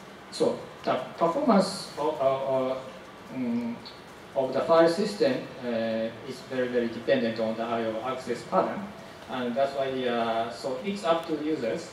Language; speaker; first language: English; non-native, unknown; Japanese